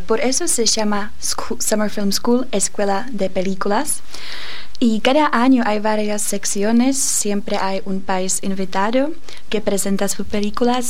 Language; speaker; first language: Spanish; non-native, fluent; Czech